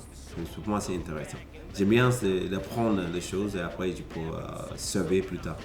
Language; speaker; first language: French; non-native, fluent; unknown